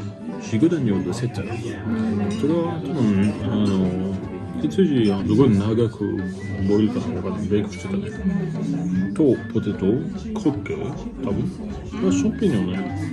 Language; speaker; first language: Japanese; non-native, learner; French